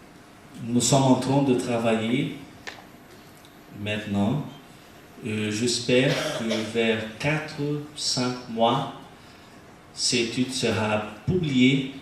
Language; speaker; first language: French; non-native, learner; Portuguese